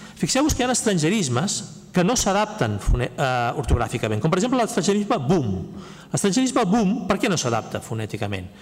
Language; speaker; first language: Catalan; native; Catalan